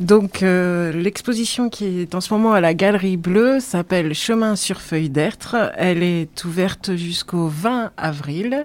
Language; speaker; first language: French; native; French